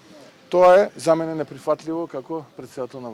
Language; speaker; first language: Macedonian; native; Macedonian